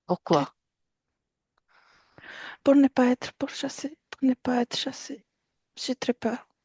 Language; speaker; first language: French; non-native, fluent; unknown